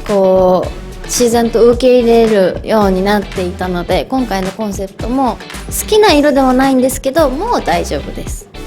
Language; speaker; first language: Japanese; native; Japanese